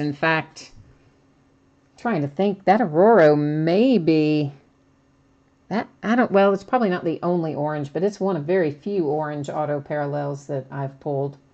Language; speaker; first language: English; native; English